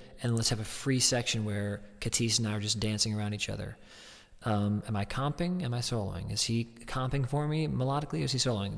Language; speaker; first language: English; native; English